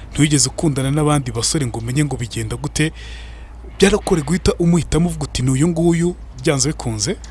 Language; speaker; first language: Kinyarwanda; native; Kinyarwanda